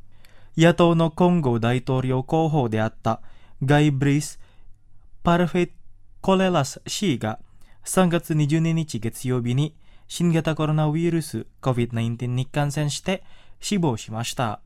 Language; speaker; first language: Japanese; non-native, fluent; Indonesian